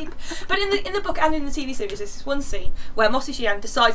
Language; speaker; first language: English; native; English